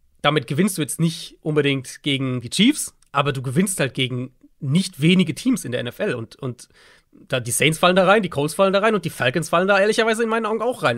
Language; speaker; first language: German; native; German